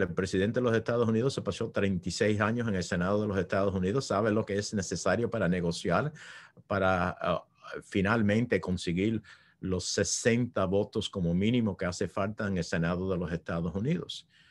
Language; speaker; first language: Spanish; early bilingual, heritage; Spanish